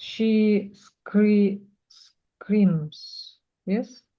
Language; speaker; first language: English; non-native, learner; Russian